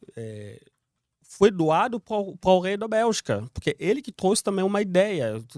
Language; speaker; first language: Portuguese; non-native, fluent; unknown